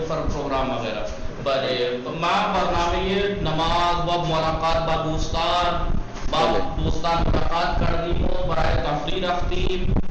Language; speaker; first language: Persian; non-native, fluent; Urdu